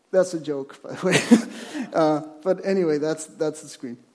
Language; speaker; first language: English; non-native, fluent; Spanish